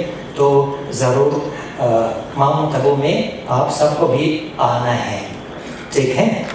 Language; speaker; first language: Hindi; non-native, fluent; Russian